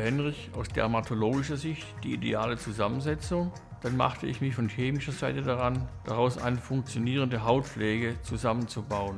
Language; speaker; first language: German; native; German